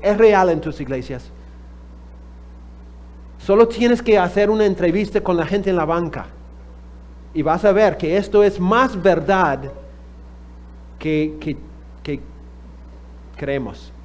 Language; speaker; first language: Spanish; non-native, fluent; English